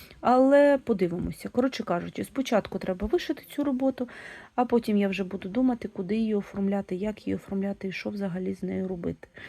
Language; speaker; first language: Ukrainian; non-native, local second language; Russian